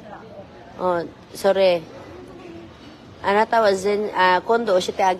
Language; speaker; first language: Japanese; non-native, learner; Filipino